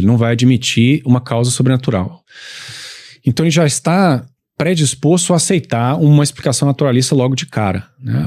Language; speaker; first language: Portuguese; native; Portuguese